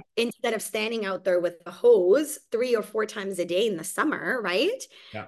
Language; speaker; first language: English; early bilingual, other home language; Hungarian